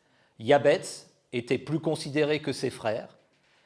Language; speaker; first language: French; native; French